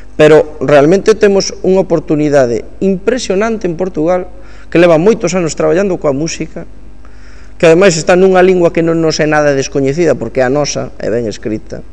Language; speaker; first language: Galician; native; Galician